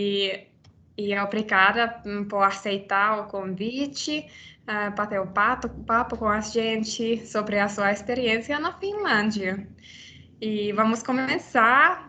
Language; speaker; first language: Portuguese; non-native, learner; Finnish